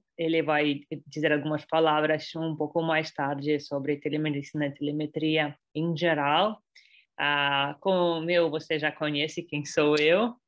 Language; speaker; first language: Portuguese; non-native, fluent; Russian